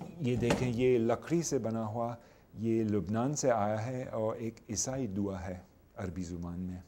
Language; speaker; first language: Urdu; non-native, fluent; English